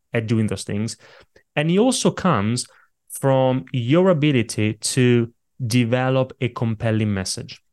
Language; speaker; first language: English; non-native, fluent; Italian